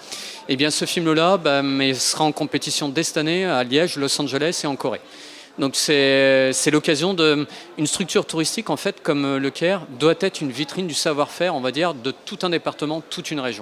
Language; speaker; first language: French; native; French